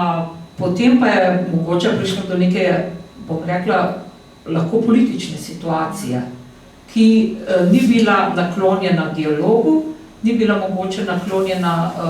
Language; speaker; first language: Slovenian; native; Slovenian